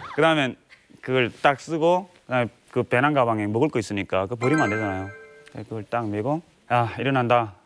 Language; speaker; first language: Korean; native; Korean